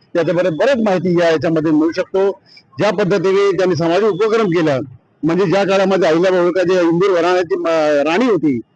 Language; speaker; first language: Marathi; non-native, local second language; Hindi